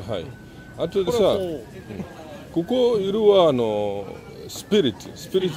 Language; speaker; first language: Japanese; non-native, learner; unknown